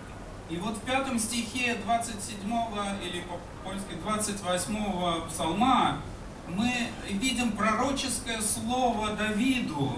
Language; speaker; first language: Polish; non-native, learner; Russian